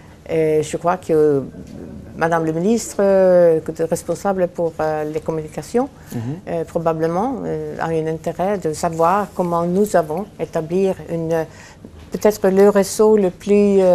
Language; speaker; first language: French; non-native, fluent; Swedish